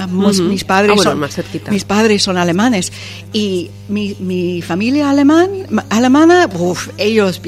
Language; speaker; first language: Spanish; non-native, fluent; English